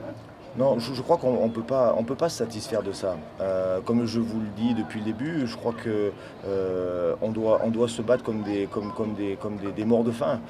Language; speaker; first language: French; native; French